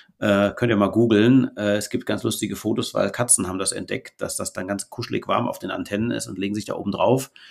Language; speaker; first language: German; native; German